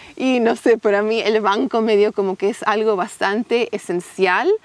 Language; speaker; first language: Spanish; non-native, fluent; English